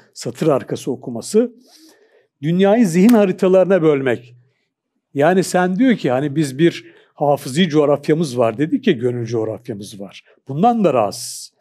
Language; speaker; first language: Turkish; native; Turkish